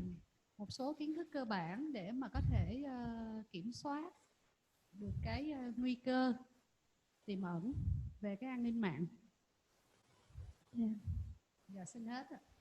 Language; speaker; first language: Vietnamese; native; Vietnamese